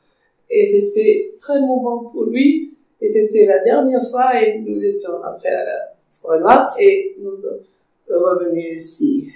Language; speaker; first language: French; non-native, fluent; German